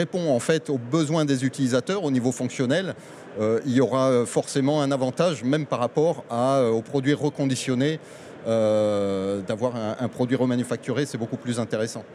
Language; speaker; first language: French; native; French